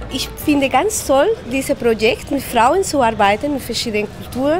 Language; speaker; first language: German; non-native, fluent; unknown